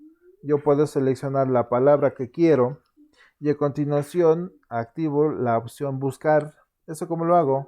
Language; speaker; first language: Spanish; native; Spanish